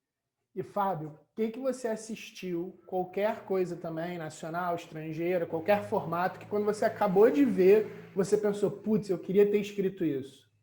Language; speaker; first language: Portuguese; native; Portuguese